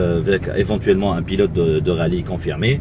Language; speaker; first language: French; non-native, local second language; Arabic